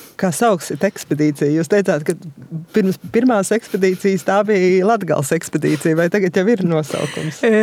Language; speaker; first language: Latvian; native; Latvian